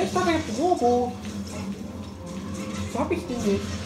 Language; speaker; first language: German; early bilingual, other home language; Vietnamese